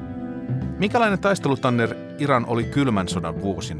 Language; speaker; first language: Finnish; native; Finnish